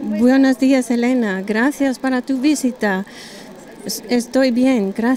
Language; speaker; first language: Spanish; non-native, learner; German